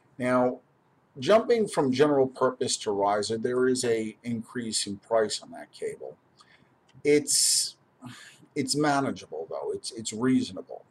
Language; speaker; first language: English; native; English